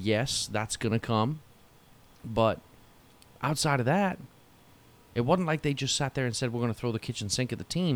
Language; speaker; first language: English; native; English